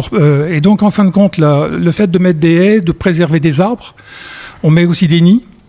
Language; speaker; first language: French; native; French